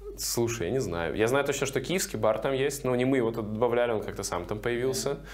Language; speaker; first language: Russian; native; Russian